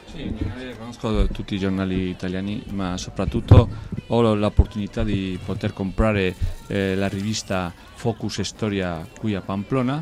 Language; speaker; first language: Italian; non-native, fluent; Spanish